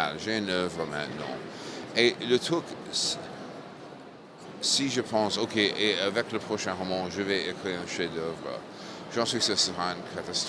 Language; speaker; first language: French; non-native, fluent; English